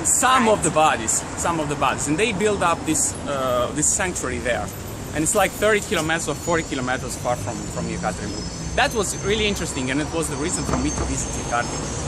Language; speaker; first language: English; non-native, fluent; Italian